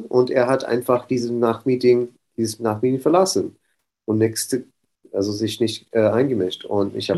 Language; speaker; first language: German; non-native, fluent; English